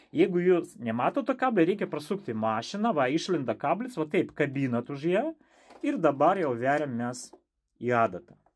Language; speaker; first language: Lithuanian; non-native, local second language; Russian